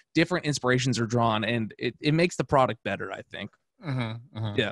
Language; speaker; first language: English; native; English